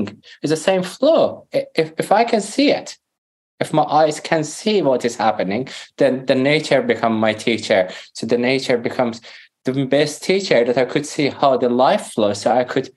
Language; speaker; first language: English; non-native, fluent; Persian